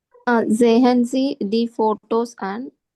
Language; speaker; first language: German; non-native, learner; Tamil